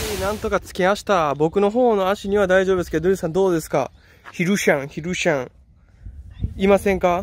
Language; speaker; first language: Japanese; native; Japanese